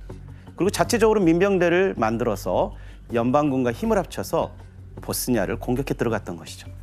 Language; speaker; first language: Korean; native; Korean